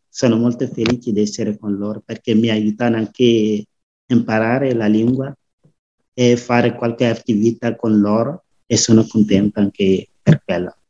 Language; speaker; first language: Italian; non-native, learner; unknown